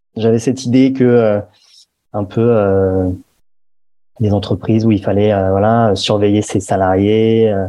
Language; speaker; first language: French; native; French